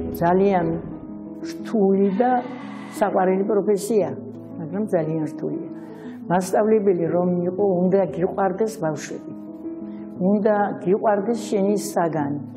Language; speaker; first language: Georgian; native; Georgian